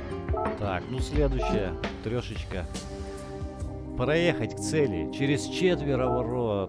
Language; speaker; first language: Russian; native; Russian